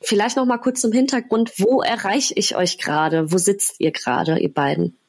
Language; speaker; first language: German; native; German